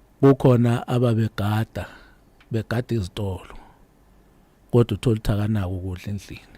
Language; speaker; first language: Zulu; native; Zulu